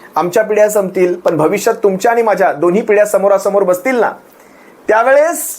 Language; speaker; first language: Marathi; native; Marathi